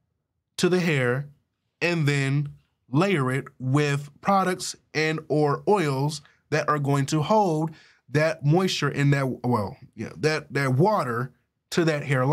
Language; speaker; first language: English; native; English